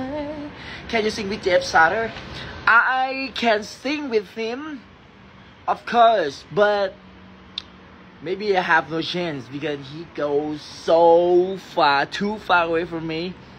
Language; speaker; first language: English; non-native, learner; Thai